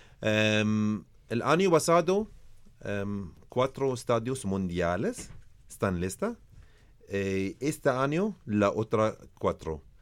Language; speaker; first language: Spanish; non-native, learner; Arabic